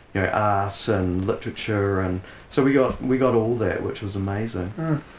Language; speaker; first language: English; native; English